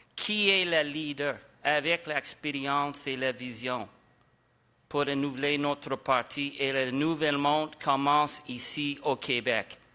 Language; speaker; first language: French; non-native, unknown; English